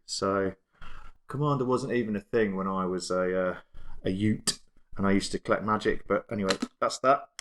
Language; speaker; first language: English; native; English